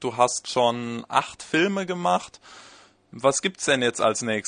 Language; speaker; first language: German; native; German